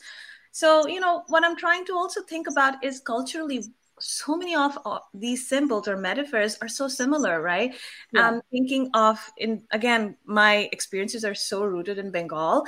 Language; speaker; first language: English; non-native, local second language; Bangla